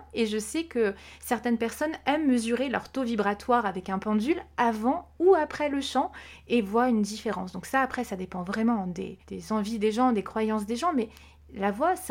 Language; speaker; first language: French; native; French